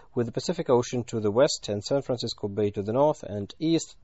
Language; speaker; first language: English; non-native, fluent; Russian